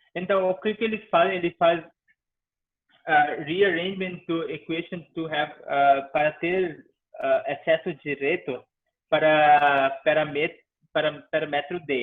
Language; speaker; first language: Portuguese; non-native, fluent; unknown